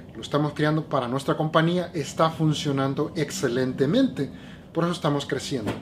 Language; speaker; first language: Spanish; native; Spanish